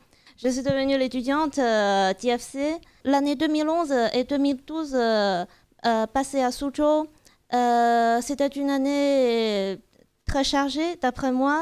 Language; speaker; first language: French; non-native, fluent; Chinese